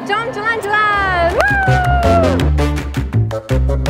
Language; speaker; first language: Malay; non-native, learner; English